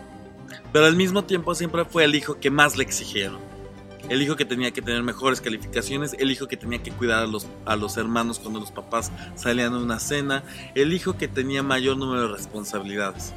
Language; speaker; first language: Spanish; native; Spanish